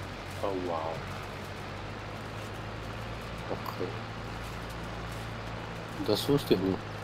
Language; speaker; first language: German; non-native, fluent; Slovenian